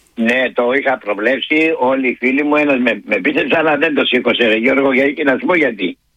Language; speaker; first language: Greek; native; Greek